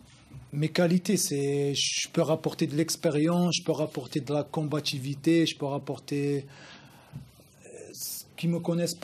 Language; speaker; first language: French; non-native, local second language; Arabic